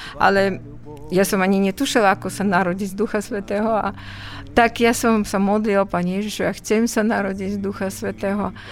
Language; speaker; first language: Slovak; non-native, fluent; Russian